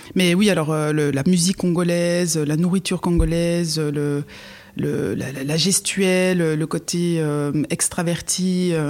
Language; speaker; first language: French; native; French